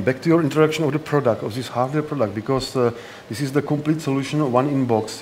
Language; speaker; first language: English; non-native, fluent; Czech